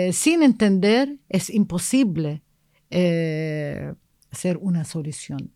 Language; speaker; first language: Spanish; non-native, learner; Arabic